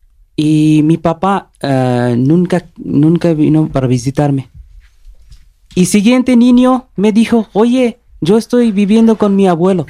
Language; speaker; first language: Spanish; non-native, learner; Bangla